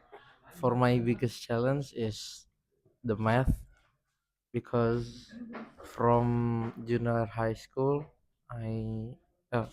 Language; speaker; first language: English; non-native, learner; Indonesian